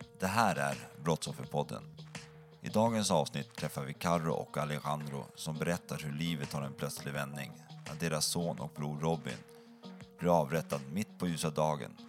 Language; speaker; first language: Swedish; native; Swedish